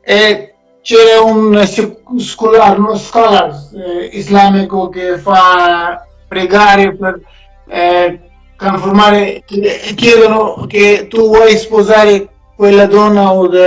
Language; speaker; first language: Italian; non-native, learner; Persian